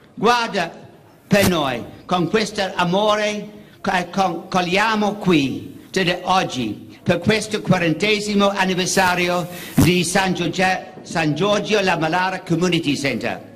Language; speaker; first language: Italian; non-native, learner; English